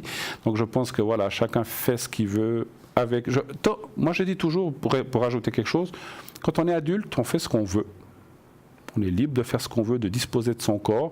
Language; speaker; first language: French; native; French